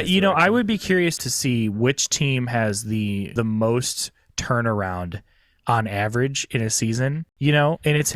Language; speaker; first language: English; native; English